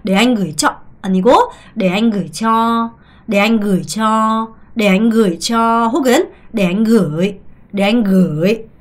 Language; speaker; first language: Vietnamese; non-native, fluent; Korean